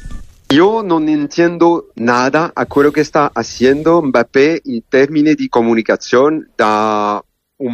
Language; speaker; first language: Spanish; non-native, fluent; French